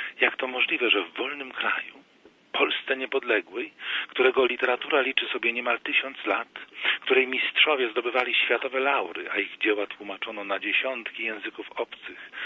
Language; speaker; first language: Polish; native; Polish